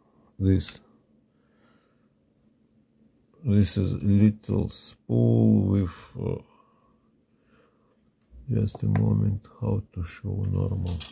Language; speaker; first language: English; non-native, learner; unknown